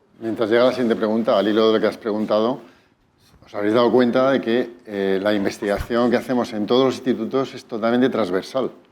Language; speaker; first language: Spanish; native; Spanish